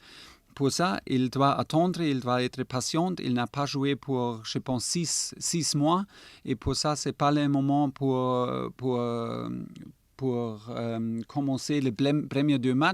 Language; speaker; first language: French; non-native, fluent; German